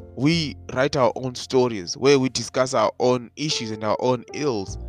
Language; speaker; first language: English; non-native, local second language; Shona